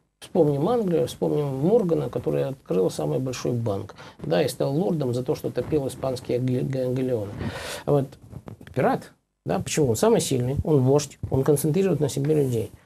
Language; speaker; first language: Russian; native; Russian